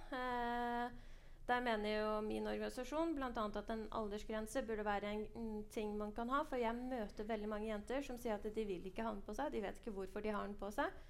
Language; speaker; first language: Norwegian; early bilingual, other home language; Persian